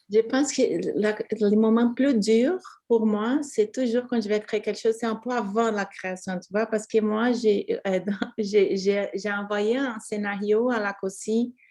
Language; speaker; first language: French; non-native, fluent; Portuguese